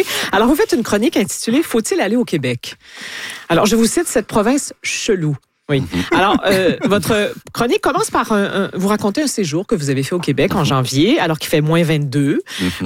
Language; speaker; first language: French; native; French